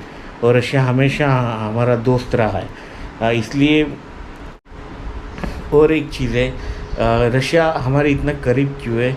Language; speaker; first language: Hindi; non-native, local second language; Marathi